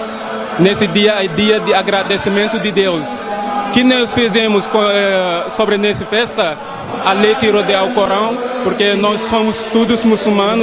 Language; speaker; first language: Portuguese; non-native, fluent; Wolof